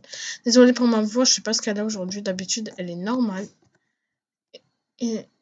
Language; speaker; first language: French; native; French